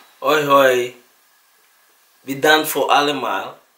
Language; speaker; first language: Dutch; non-native, learner; Akan